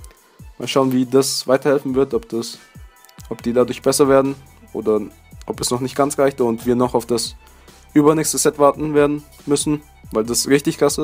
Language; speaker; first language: German; native; German